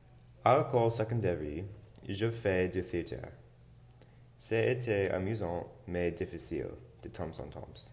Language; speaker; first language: French; non-native, learner; English